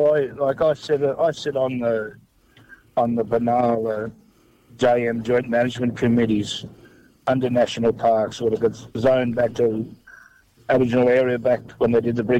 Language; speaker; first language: English; native; English